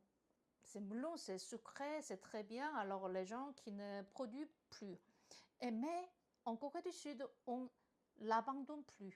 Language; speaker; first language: French; non-native, learner; Korean